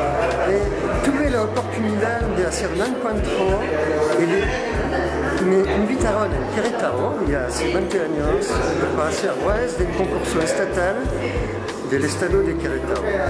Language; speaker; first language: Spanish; non-native, fluent; French